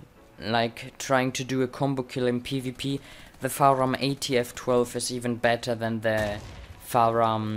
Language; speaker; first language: English; non-native, fluent; Swiss German